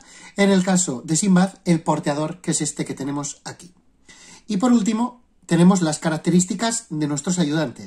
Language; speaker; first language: Spanish; native; Spanish